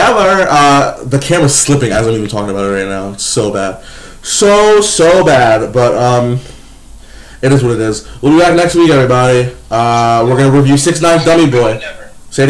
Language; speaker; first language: English; native; English